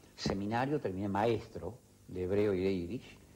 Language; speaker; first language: Spanish; early bilingual, other home language; Yiddish